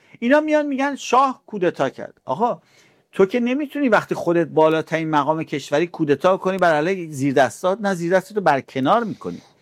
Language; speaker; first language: Persian; native; Persian